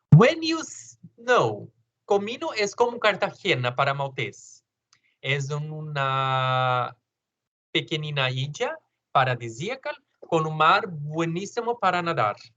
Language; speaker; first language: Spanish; non-native, learner; Portuguese